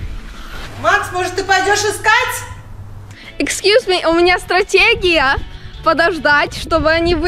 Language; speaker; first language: Russian; early bilingual, heritage; Russian